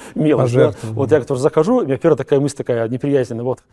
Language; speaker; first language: Russian; native; Russian